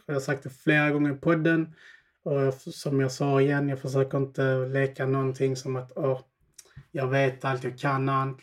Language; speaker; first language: Swedish; early bilingual, other home language; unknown